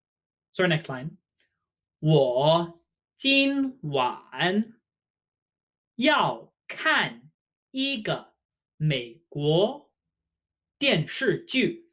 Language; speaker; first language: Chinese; non-native, fluent; English